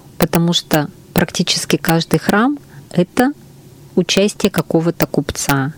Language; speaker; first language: Russian; native; Russian